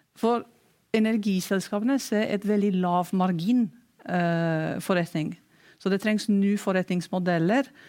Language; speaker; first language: Norwegian; non-native, fluent; Romanian